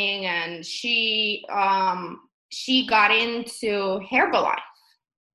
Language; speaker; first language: English; early bilingual, other home language; Russian